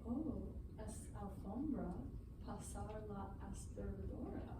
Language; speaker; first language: Spanish; non-native, learner; English